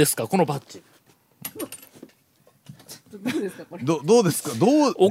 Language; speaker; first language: Japanese; native; Japanese